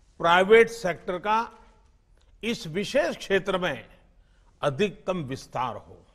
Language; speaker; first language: Hindi; non-native, local second language; Gujarati